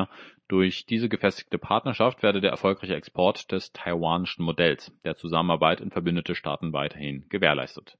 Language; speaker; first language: German; native; German